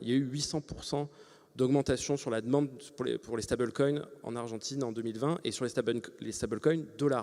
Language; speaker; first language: French; native; French